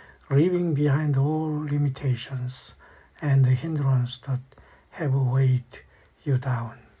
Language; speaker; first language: English; non-native, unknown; Korean